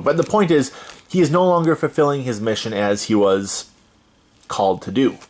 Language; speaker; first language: English; native; English